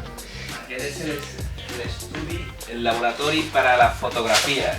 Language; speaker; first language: Catalan; non-native, local second language; Spanish